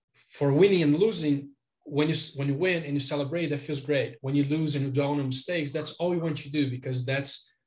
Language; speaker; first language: English; non-native, fluent; Portuguese